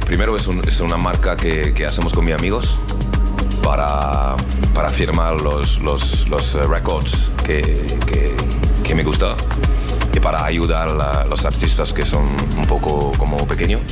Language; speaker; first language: Spanish; non-native, learner; French